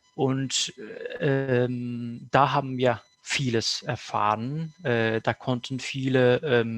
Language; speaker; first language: German; non-native, fluent; Kurdish